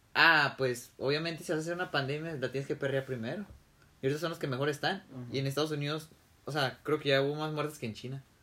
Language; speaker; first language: Spanish; native; Spanish